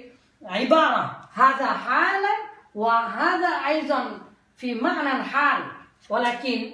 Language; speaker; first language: Arabic; non-native, learner; Bangla